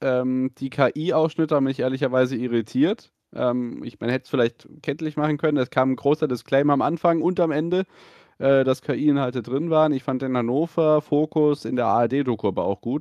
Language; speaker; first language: German; native; German